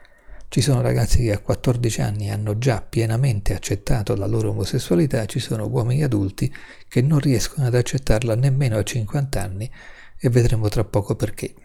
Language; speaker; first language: Italian; native; Italian